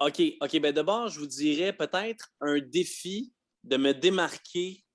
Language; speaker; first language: French; native; French